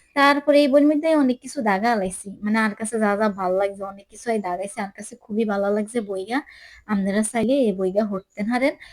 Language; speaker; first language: Bangla; native; Bangla